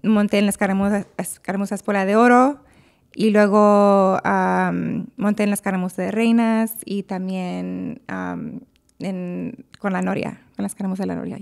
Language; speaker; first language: Spanish; early bilingual, heritage; Spanish